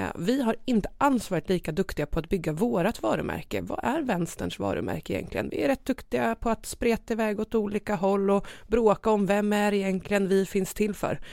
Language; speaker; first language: Swedish; native; Swedish